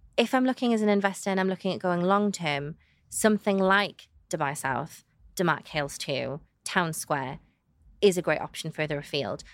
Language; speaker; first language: English; native; English